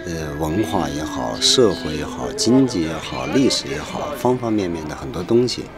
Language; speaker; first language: Chinese; native; Chinese